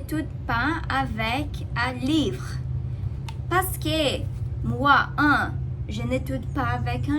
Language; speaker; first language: French; non-native, learner; Portuguese